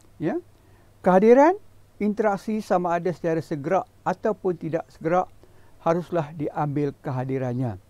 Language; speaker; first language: Malay; native; Malay